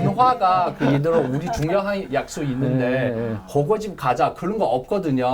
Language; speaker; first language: Korean; non-native, learner; Chinese